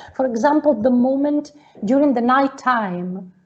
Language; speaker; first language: English; non-native, fluent; Italian